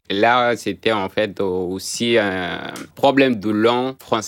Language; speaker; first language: French; non-native, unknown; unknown